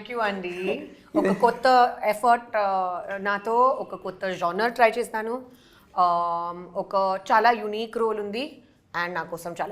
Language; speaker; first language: Telugu; non-native, fluent; Hindi